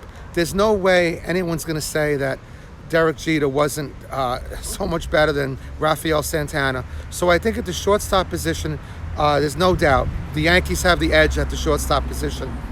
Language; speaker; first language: English; native; English